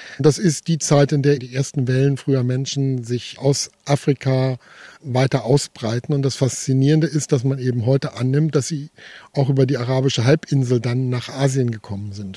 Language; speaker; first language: German; native; German